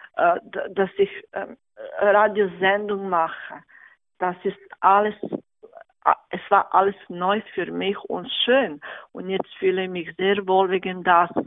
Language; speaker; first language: German; non-native, fluent; Serbian